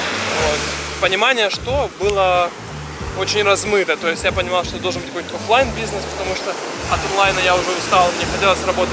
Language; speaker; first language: Russian; native; Russian